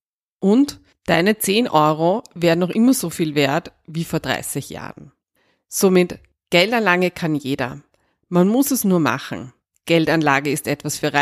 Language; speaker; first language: German; native; German